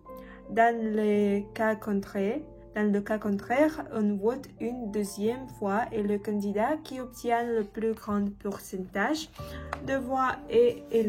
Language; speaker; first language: French; non-native, learner; Russian